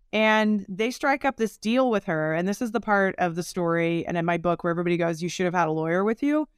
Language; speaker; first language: English; native; English